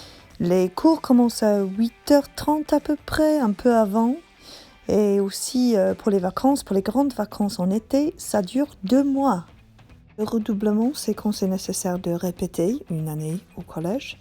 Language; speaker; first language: French; non-native, learner; English